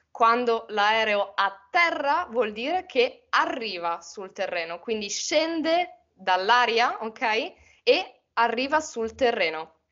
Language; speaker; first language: Italian; native; Italian